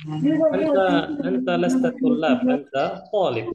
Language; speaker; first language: Arabic; non-native, fluent; Indonesian